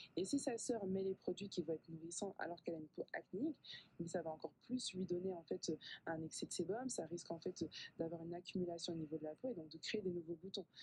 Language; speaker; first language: French; native; French